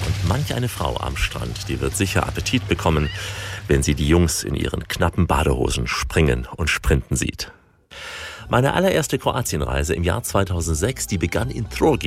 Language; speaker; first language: German; native; German